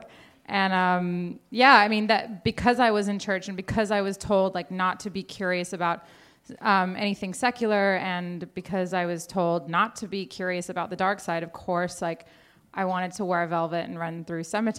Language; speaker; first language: English; native; English